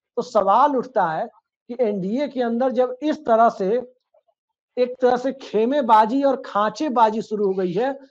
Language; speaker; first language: Hindi; native; Hindi